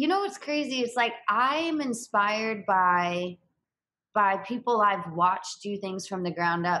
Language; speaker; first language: English; native; English